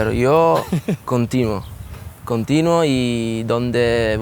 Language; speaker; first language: Spanish; non-native, learner; Italian